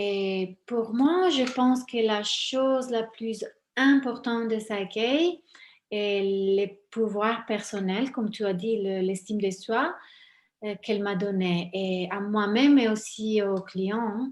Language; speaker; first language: French; non-native, fluent; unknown